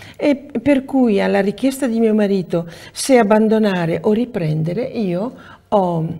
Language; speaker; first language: Italian; native; Italian